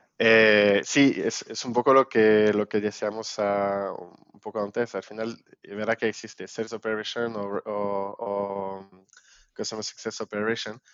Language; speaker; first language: Spanish; non-native, fluent; French